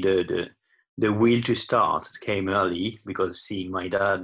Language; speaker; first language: English; non-native, fluent; French